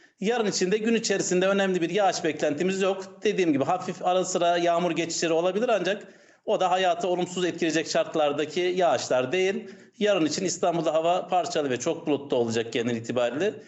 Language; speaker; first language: Turkish; native; Turkish